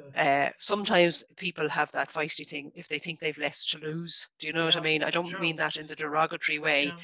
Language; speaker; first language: English; native; English